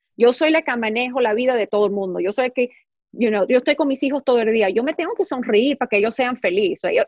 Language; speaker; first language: Spanish; early bilingual, heritage; Spanish